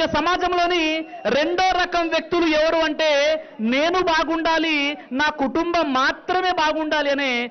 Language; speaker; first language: Telugu; native; Telugu